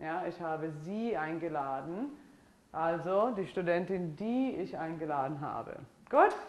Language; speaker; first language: German; non-native, fluent; English